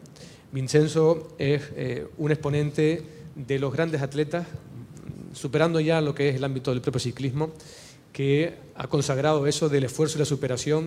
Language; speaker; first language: Spanish; native; Spanish